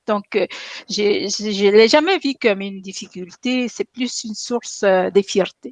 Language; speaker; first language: French; non-native, fluent; Spanish